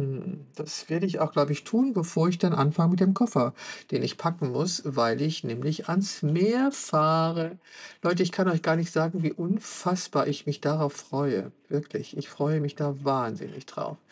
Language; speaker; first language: German; native; German